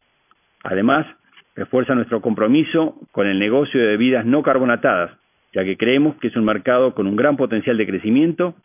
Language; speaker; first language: Spanish; native; Spanish